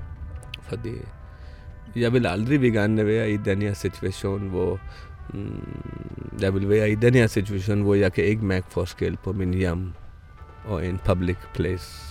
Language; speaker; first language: Danish; non-native, fluent; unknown